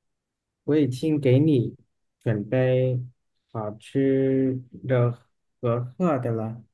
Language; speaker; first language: Chinese; non-native, learner; Vietnamese